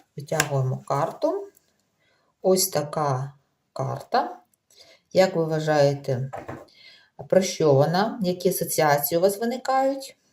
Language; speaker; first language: Ukrainian; non-native, local second language; Russian